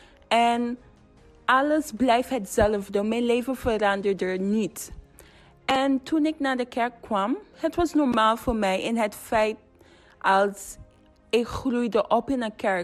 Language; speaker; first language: Dutch; non-native, fluent; English